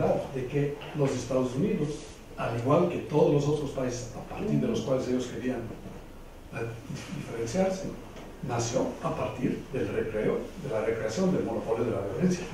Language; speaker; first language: Spanish; non-native, fluent; English